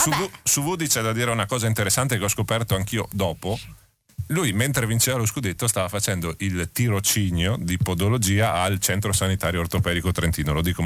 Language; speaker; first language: Italian; native; Italian